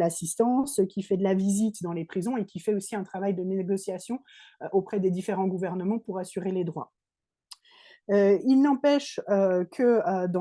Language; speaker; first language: French; native; French